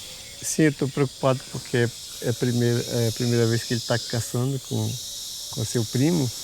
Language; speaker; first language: Portuguese; non-native, local second language; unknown